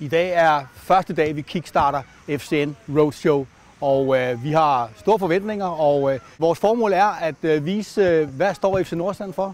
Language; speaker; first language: Danish; native; Danish